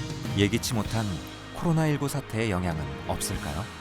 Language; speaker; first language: Korean; native; Korean